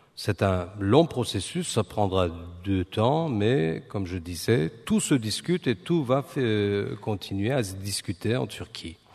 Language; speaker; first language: French; non-native, fluent; Turkish